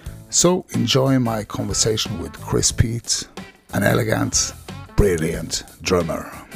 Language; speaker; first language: English; non-native, fluent; Norwegian